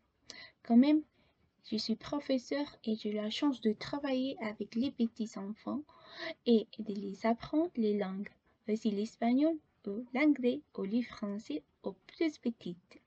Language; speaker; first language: French; non-native, fluent; Spanish